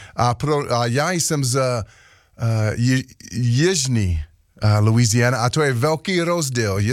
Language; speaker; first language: Czech; non-native, learner; English